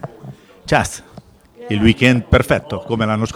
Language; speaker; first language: Italian; native; Italian